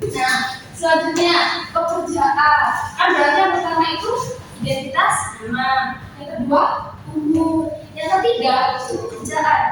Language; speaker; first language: Indonesian; native; Indonesian